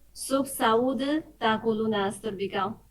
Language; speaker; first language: Portuguese; non-native, fluent; Chinese